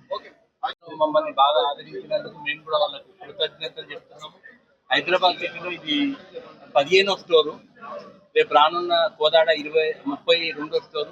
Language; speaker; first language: Telugu; native; Telugu